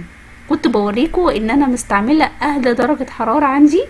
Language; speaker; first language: Arabic; native; Arabic